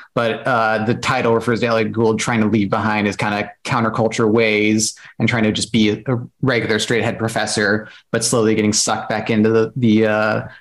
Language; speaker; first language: English; native; English